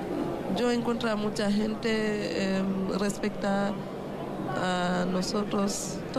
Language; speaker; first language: Spanish; non-native, learner; Haitian Creole